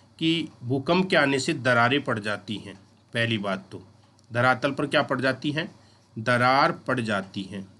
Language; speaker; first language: Hindi; native; Hindi